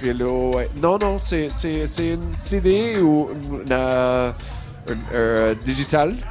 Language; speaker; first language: French; non-native, learner; English